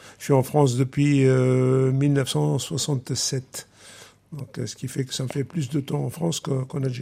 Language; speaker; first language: French; non-native, local second language; Arabic